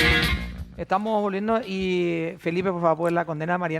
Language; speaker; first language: Spanish; native; Spanish